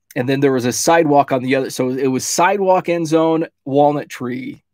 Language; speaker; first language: English; native; English